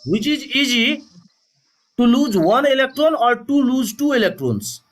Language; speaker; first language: English; non-native, local second language; Nepali